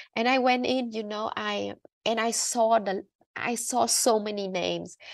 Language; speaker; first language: English; non-native, fluent; Vietnamese